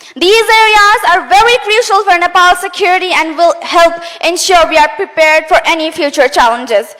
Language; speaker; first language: English; non-native, local second language; Nepali